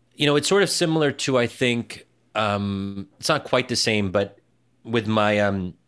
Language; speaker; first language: English; early bilingual, other home language; Arabic